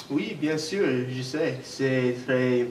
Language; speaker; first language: French; non-native, learner; English